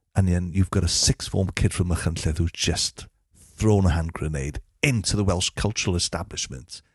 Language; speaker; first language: English; native; English